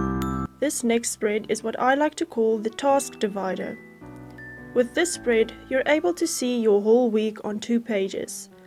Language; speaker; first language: English; native; English